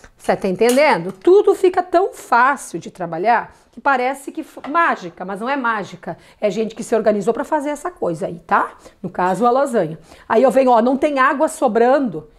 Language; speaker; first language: Portuguese; native; Portuguese